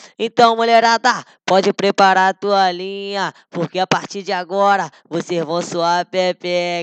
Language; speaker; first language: Portuguese; native; Portuguese